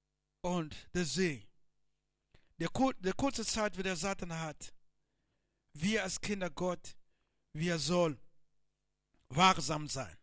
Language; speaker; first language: German; non-native, learner; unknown